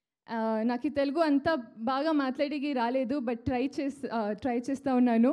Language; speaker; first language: Telugu; non-native, learner; Kannada